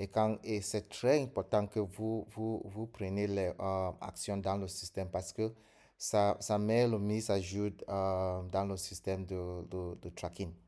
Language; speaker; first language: French; non-native, fluent; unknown